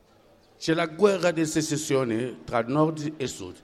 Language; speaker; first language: Italian; non-native, fluent; French